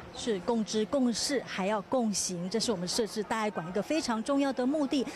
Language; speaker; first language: Chinese; native; Chinese